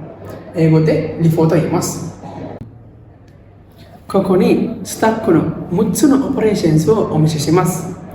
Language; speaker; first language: Japanese; non-native, learner; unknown